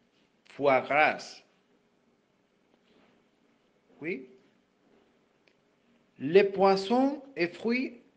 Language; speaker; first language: French; non-native, fluent; Spanish